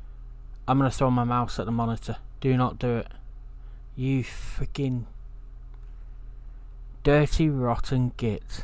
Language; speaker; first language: English; native; English